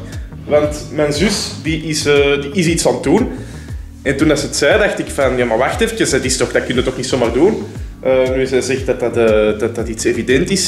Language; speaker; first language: Dutch; native; Dutch